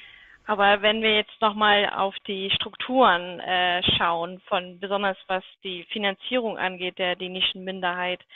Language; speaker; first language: German; native; German